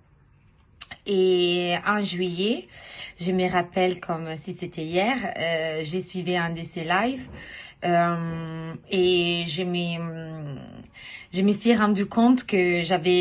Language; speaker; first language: French; non-native, fluent; Italian